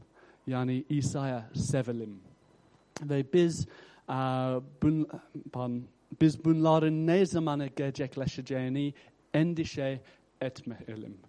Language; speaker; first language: Turkish; non-native, fluent; English